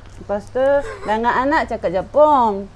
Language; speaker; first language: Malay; non-native, fluent; Japanese